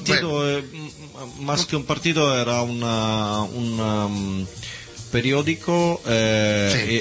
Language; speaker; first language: Spanish; non-native, learner; Italian